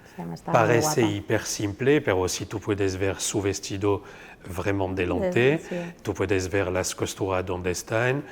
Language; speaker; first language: Spanish; non-native, fluent; French